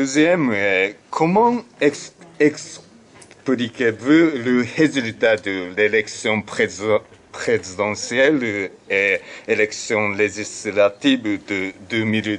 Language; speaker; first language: French; non-native, learner; Japanese